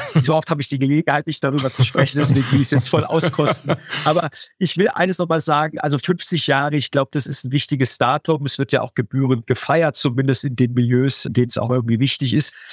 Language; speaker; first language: German; native; German